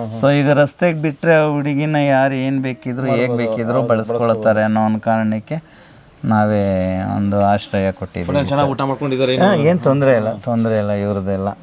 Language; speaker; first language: Kannada; native; Kannada